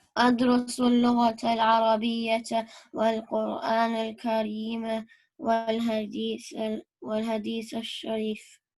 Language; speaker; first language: Arabic; non-native, learner; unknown